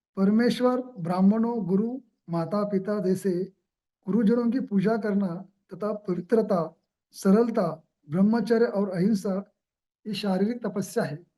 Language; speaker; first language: Hindi; non-native, local second language; Marathi